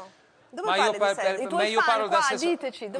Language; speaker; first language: Italian; native; Italian